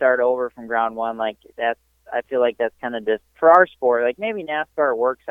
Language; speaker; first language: English; native; English